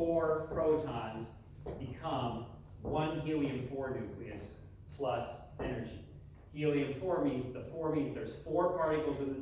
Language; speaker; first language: English; native; English